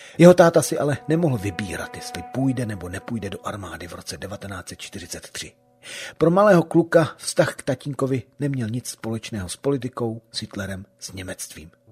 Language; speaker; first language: Czech; native; Czech